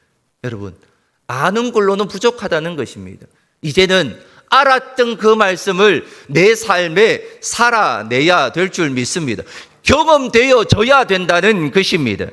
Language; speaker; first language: Korean; native; Korean